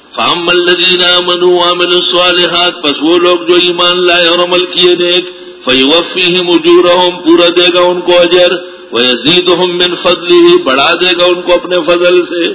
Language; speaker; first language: Urdu; non-native, local second language; Pashto